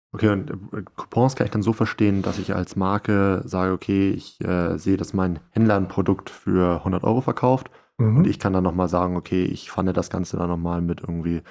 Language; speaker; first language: German; native; German